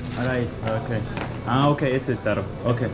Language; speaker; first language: Spanish; non-native, fluent; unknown